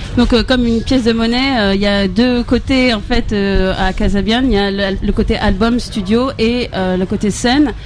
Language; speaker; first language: French; native; French